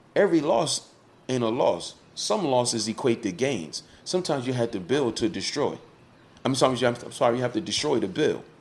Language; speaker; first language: English; native; English